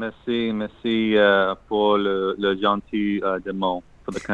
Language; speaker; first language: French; non-native, learner; English